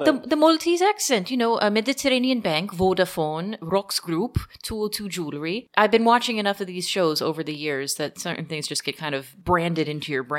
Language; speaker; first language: English; native; English